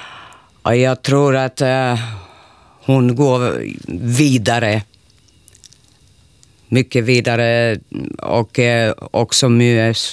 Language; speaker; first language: Swedish; non-native, local second language; Finnish